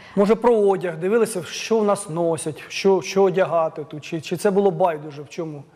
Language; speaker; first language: Ukrainian; native; Ukrainian